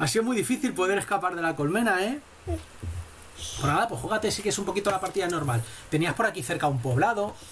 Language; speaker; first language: Spanish; native; Spanish